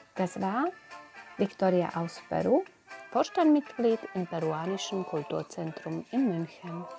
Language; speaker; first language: German; non-native, fluent; Slovak